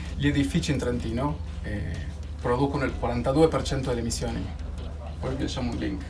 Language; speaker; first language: Italian; early bilingual, heritage; Spanish